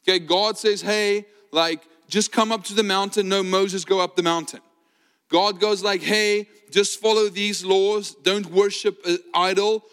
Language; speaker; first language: English; non-native, local second language; Afrikaans